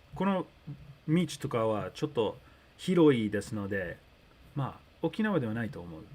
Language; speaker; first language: Japanese; early bilingual, other home language; English